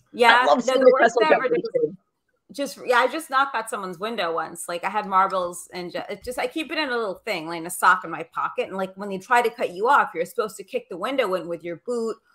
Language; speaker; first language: English; early bilingual, other home language; Portuguese